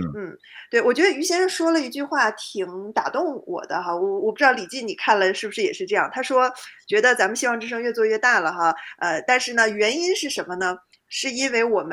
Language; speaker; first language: Chinese; native; Chinese